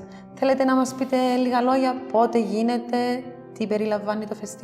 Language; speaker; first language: Greek; native; Greek